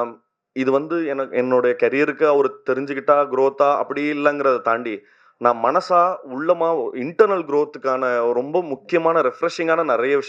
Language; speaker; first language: Tamil; native; Tamil